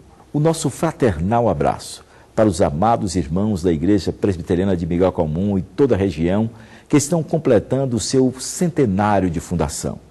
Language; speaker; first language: Portuguese; native; Portuguese